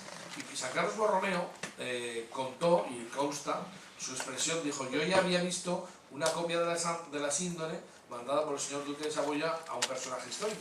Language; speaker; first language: Spanish; native; Spanish